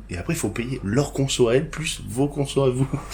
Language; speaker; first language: French; native; French